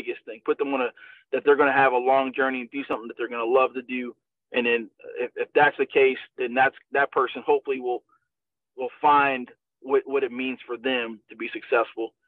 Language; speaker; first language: English; native; English